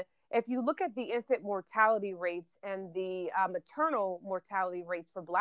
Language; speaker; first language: English; native; English